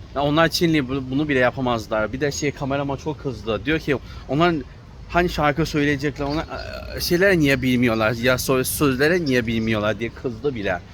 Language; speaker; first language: Turkish; non-native, fluent; Chinese